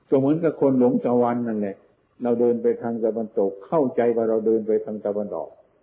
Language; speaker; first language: Thai; non-native, local second language; Northeastern Thai